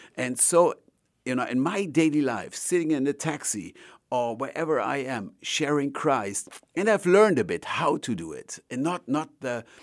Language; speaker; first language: English; non-native, fluent; German